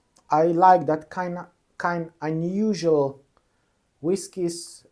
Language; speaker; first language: English; non-native, fluent; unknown